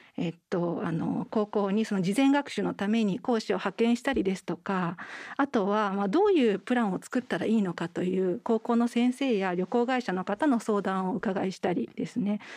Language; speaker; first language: Japanese; native; Japanese